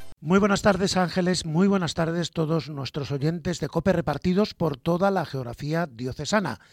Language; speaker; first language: Spanish; native; Spanish